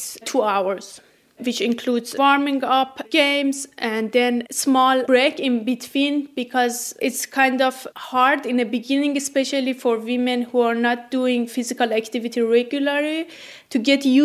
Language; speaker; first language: English; non-native, fluent; Persian